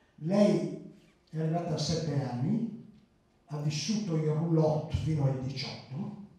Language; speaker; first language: Italian; early bilingual, other home language; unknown